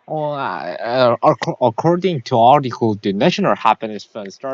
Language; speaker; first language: English; non-native, learner; Korean